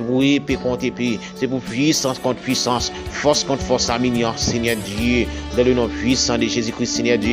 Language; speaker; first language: French; non-native, local second language; Haitian Creole